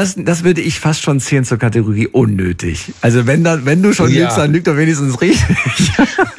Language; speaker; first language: German; native; German